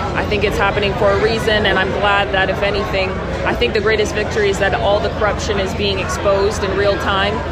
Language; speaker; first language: English; native; English